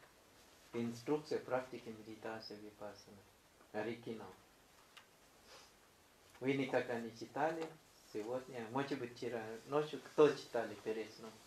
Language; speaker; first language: Russian; non-native, learner; Thai